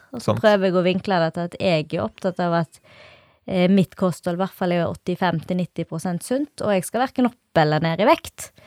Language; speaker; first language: Norwegian; native; Norwegian